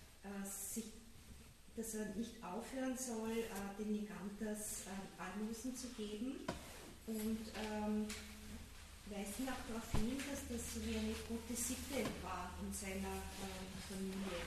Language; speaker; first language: German; native; German